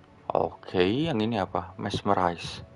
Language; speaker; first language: Indonesian; native; Indonesian